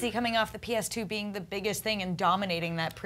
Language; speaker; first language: English; native; English